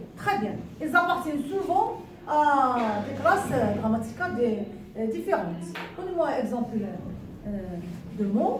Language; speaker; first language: French; non-native, local second language; Arabic